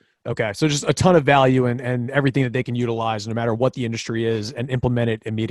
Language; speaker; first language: English; native; English